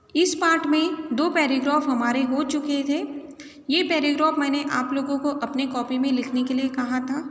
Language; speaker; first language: Hindi; non-native, local second language; Marathi